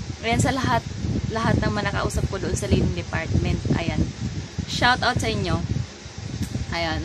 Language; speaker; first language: Filipino; native; Filipino